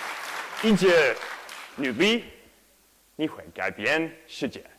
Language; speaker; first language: Chinese; non-native, learner; English